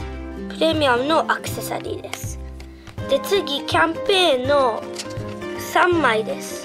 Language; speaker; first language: Japanese; early bilingual, heritage; Japanese